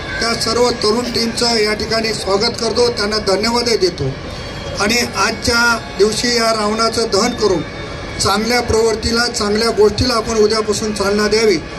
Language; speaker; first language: Marathi; native; Marathi